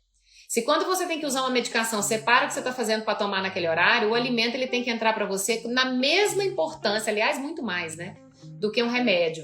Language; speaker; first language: Portuguese; native; Portuguese